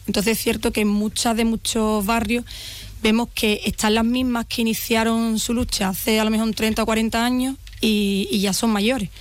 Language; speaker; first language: Spanish; native; Spanish